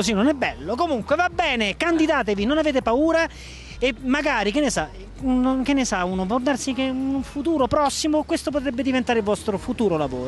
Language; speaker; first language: Italian; native; Italian